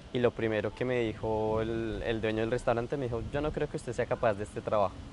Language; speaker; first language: Spanish; native; Spanish